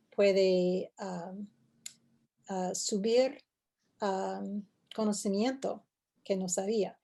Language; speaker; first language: Spanish; non-native, fluent; English